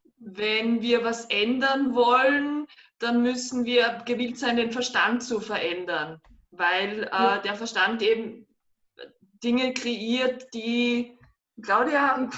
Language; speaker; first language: German; native; German